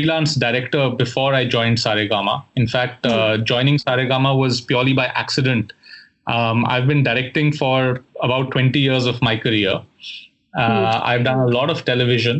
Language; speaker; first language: English; non-native, local second language; Hindi